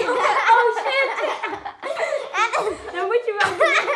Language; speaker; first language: Dutch; native; Dutch